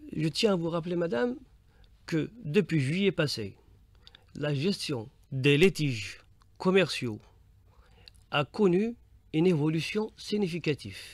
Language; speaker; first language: French; non-native, local second language; Arabic